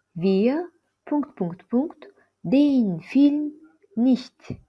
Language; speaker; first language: German; non-native, fluent; Azerbaijani